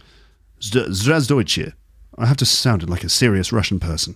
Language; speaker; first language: English; native; English